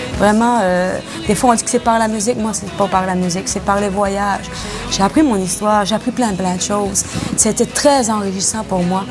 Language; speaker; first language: French; native; French